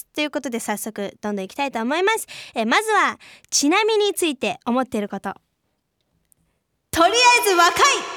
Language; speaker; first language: Japanese; native; Japanese